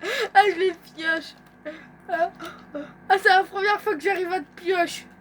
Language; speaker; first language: French; native; French